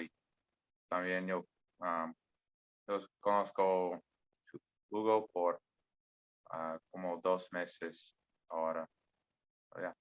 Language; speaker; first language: Spanish; non-native, learner; English